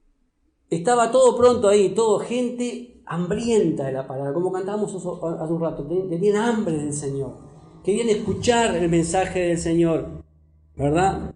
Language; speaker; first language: Spanish; native; Spanish